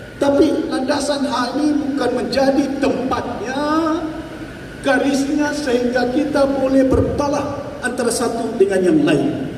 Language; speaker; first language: Malay; native; Malay